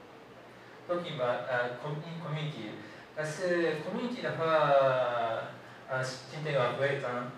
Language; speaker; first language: Chinese; non-native, learner; Japanese